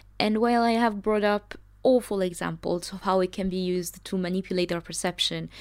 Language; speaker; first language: English; non-native, fluent; Italian